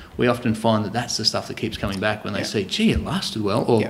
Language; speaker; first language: English; native; English